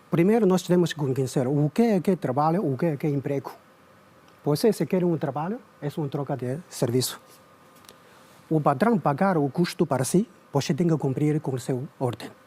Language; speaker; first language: Portuguese; non-native, learner; Chinese